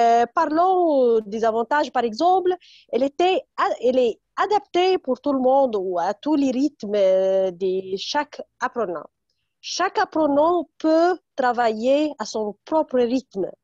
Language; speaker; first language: French; non-native, fluent; Arabic